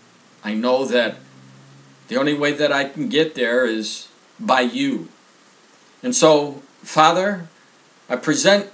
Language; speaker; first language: English; native; English